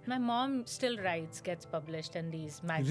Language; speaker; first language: English; non-native, local second language; Marathi